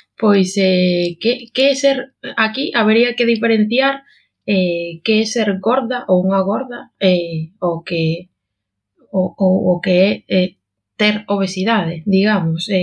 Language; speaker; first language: Galician; non-native, local second language; Spanish